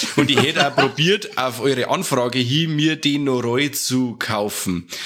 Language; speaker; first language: German; native; German